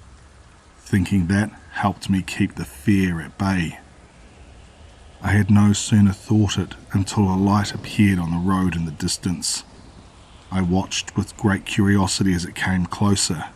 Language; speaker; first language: English; native; English